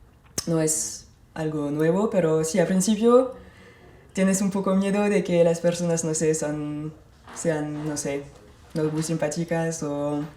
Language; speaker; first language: Spanish; non-native, fluent; French